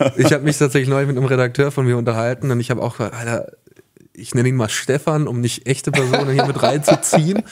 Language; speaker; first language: German; native; German